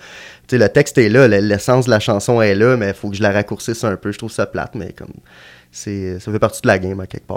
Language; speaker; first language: French; native; French